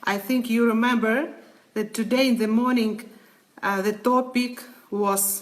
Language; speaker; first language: English; non-native, learner; Ukrainian